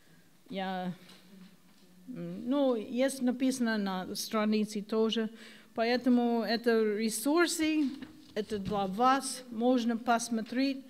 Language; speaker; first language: Russian; non-native, learner; English